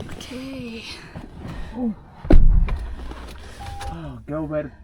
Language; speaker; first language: English; non-native, learner; Thai